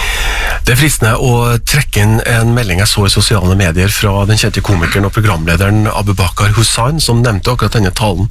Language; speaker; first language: Norwegian; native; Norwegian